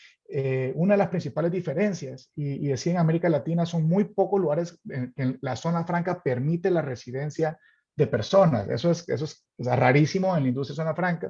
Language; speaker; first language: Spanish; native; Spanish